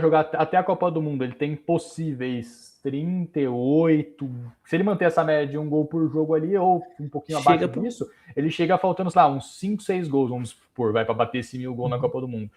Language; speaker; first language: Portuguese; native; Portuguese